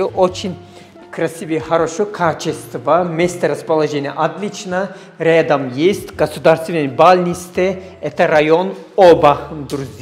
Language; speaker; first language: Russian; non-native, learner; Turkish